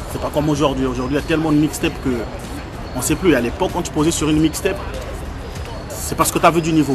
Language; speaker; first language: French; early bilingual, other home language; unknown